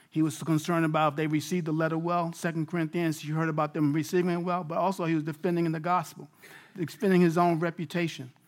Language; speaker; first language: English; native; English